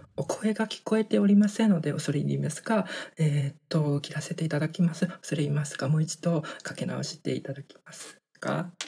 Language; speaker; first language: Japanese; non-native, fluent; Chinese